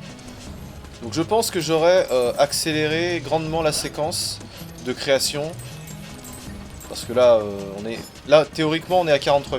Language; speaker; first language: French; native; French